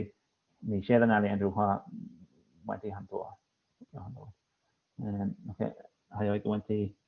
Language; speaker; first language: Chinese; non-native, fluent; English